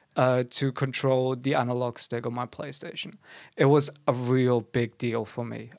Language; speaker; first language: English; non-native, fluent; German